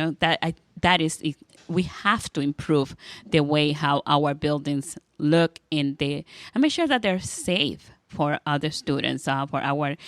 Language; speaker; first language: English; non-native, fluent; Spanish